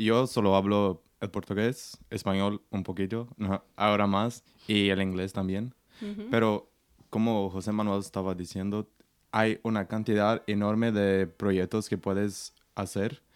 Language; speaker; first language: Spanish; non-native, learner; Portuguese